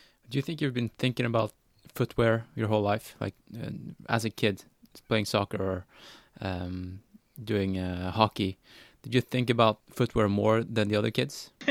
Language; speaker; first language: English; non-native, fluent; Norwegian